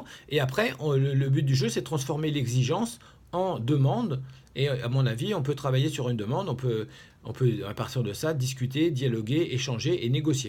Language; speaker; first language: French; native; French